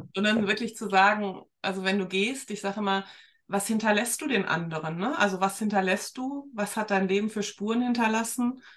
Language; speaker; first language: German; native; German